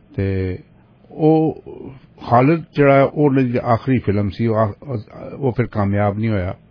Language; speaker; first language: Punjabi; native; Punjabi